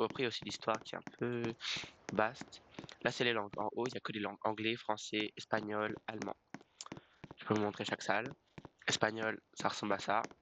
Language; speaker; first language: French; native; French